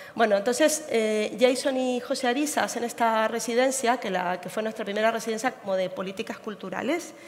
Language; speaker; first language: Spanish; native; Spanish